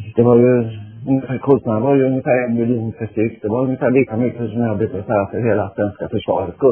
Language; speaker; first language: Swedish; native; Swedish